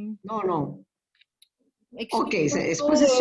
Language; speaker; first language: French; non-native, fluent; Italian